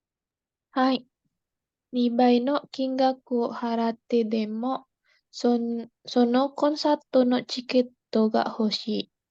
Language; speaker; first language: Japanese; non-native, learner; Indonesian